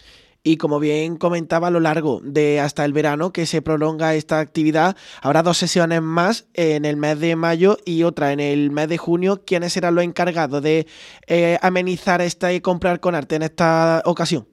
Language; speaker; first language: Spanish; native; Spanish